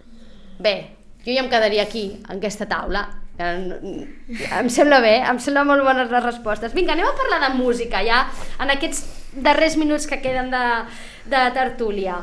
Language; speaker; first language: Catalan; native; Catalan